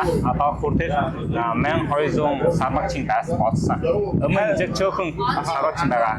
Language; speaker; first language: Mongolian; non-native, learner; Vietnamese